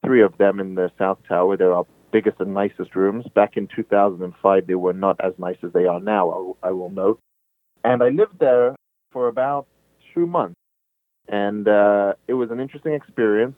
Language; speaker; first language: English; native; English